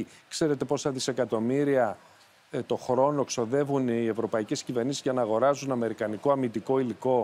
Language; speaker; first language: Greek; native; Greek